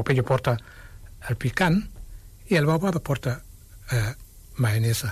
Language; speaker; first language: Catalan; non-native, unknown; Wolof